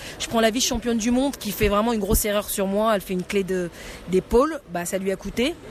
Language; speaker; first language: French; non-native, local second language; Arabic